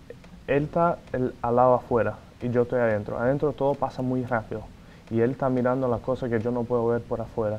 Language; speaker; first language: Spanish; non-native, fluent; Portuguese